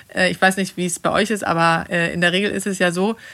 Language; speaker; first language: German; non-native, fluent; Swedish